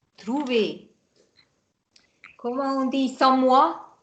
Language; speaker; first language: French; non-native, fluent; Hungarian